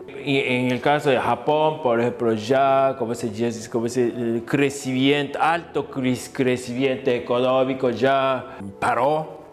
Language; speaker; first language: Spanish; non-native, fluent; Japanese